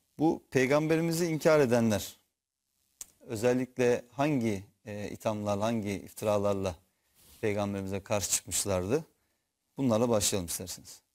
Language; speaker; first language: Turkish; native; Turkish